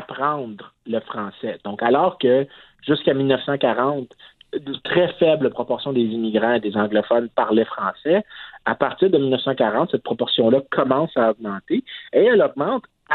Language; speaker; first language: French; native; French